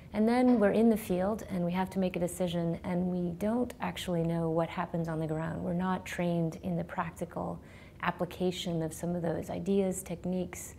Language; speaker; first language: English; native; English